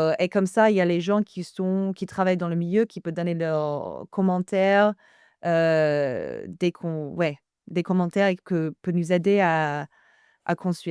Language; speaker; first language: French; non-native, fluent; English